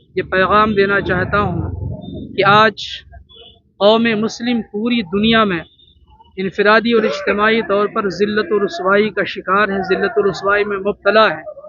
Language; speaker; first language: Urdu; native; Urdu